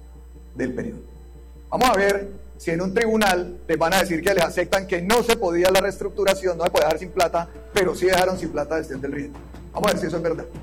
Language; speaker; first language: Spanish; native; Spanish